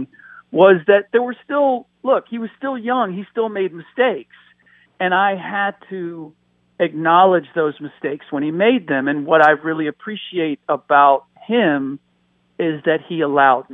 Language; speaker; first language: English; early bilingual, other home language; German